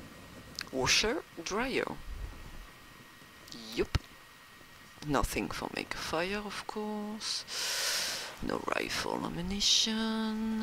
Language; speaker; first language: English; non-native, learner; French